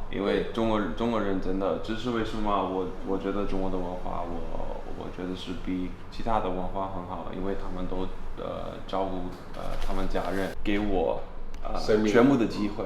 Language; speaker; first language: Chinese; non-native, fluent; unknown